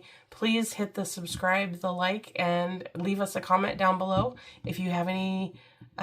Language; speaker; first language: English; native; English